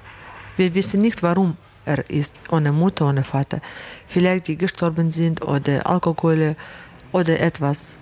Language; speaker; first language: German; non-native, learner; Ukrainian